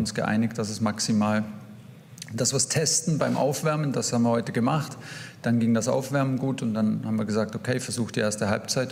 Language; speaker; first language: German; native; German